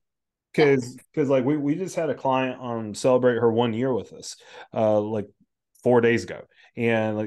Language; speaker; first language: English; native; English